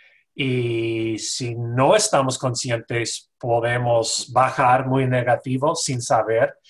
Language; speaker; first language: Spanish; non-native, fluent; English